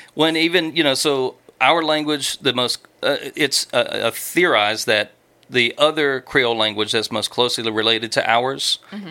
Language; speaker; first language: English; native; English